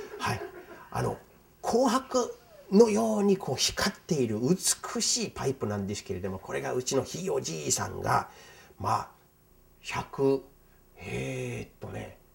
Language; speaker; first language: Japanese; non-native, fluent; English